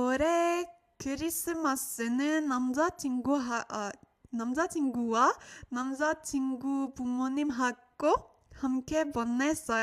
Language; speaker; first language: Korean; non-native, learner; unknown